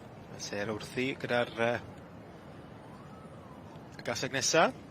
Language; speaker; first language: Welsh; native; Welsh